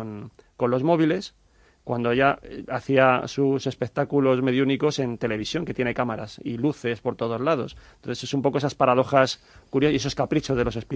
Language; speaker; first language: Spanish; native; Spanish